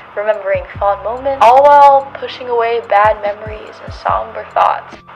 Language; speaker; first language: English; native; English